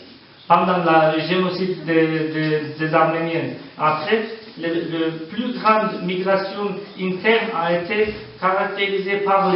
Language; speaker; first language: French; non-native, learner; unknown